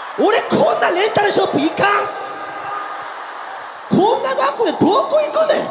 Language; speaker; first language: Japanese; native; Japanese